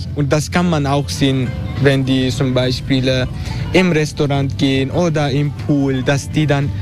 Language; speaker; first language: German; non-native, learner; Turkish